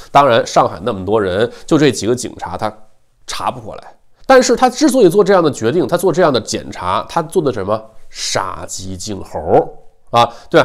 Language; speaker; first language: Chinese; native; Chinese